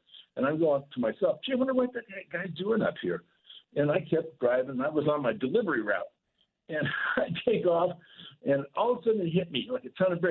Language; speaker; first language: English; native; English